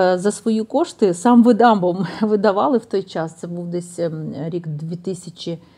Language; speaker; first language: Ukrainian; native; Ukrainian